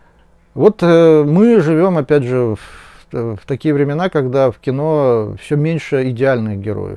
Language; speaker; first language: Russian; native; Russian